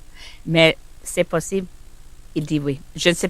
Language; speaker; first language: French; non-native, learner; English